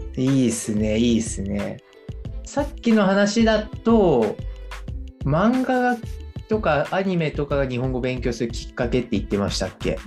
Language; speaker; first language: Japanese; native; Japanese